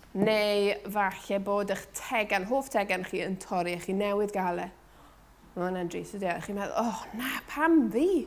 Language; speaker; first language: Welsh; native; Welsh